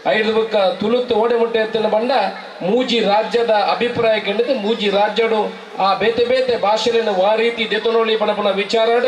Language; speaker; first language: Kannada; native; Kannada